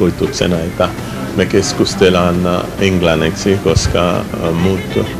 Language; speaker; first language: Finnish; non-native, fluent; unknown